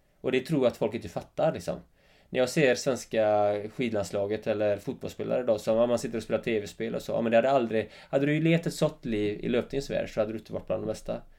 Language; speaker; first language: Swedish; native; Swedish